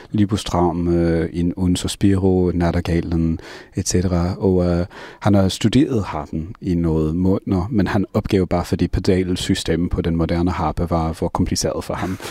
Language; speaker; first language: Danish; non-native, fluent; English